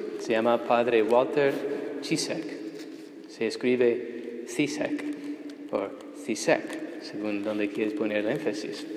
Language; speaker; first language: Spanish; non-native, fluent; English